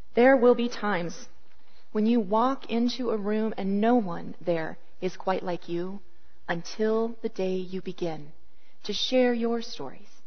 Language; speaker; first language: English; native; English